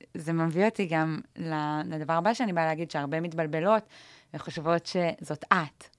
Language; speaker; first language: Hebrew; native; Hebrew